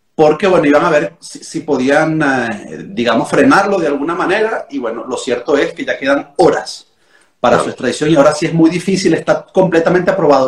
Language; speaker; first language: Spanish; native; Spanish